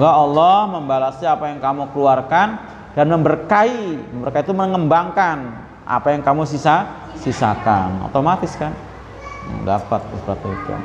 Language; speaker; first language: Indonesian; native; Indonesian